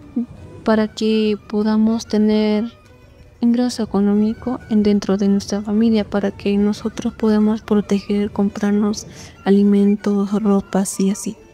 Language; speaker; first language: Spanish; non-native, local second language; Quechua